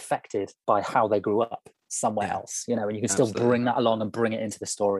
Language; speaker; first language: English; native; English